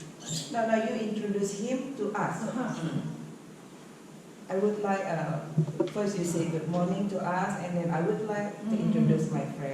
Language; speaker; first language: English; non-native, fluent; Indonesian